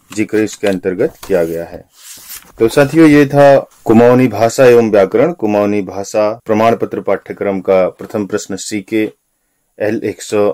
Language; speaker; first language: Hindi; non-native, local second language; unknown